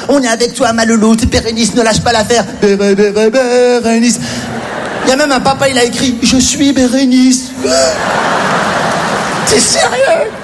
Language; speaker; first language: French; native; French